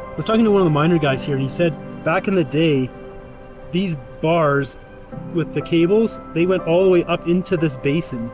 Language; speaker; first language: English; native; English